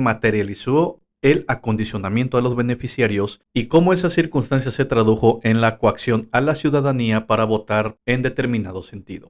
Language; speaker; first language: Spanish; native; Spanish